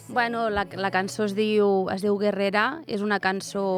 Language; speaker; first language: Catalan; native; Catalan